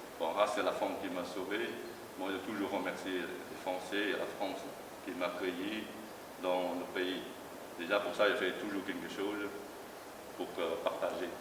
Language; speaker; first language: French; non-native, learner; Chinese